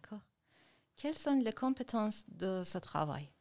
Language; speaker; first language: French; non-native, learner; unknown